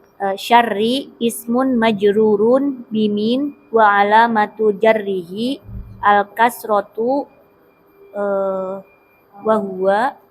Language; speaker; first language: Arabic; non-native, learner; Indonesian